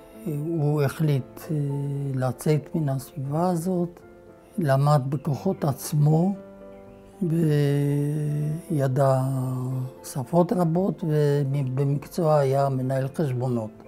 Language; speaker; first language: Hebrew; non-native, fluent; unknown